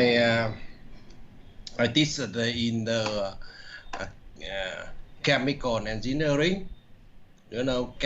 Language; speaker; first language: English; non-native, learner; Vietnamese